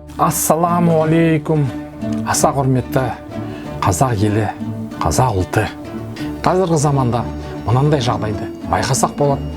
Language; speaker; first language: Kazakh; non-native, local second language; Russian